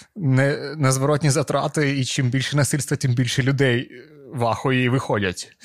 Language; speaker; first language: Ukrainian; non-native, local second language; Russian